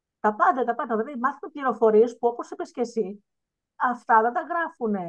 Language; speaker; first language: Greek; native; Greek